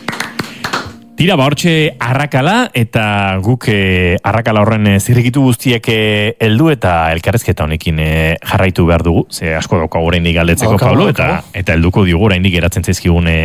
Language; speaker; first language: Basque; native; Basque